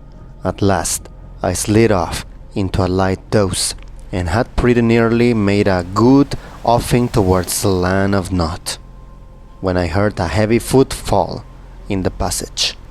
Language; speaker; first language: English; non-native, fluent; Spanish